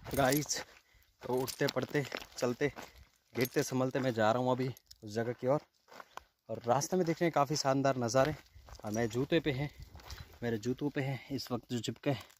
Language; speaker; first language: Hindi; non-native, local second language; Kachhi